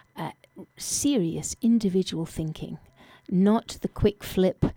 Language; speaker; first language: English; native; English